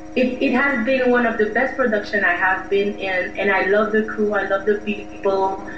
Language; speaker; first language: English; non-native, fluent; Haitian Creole